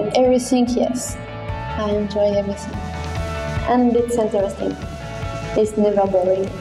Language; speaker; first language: English; non-native, learner; French